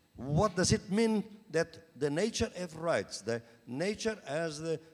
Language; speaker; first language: English; non-native, fluent; Portuguese